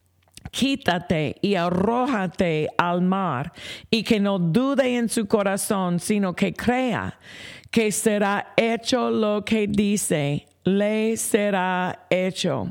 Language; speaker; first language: Spanish; non-native, fluent; English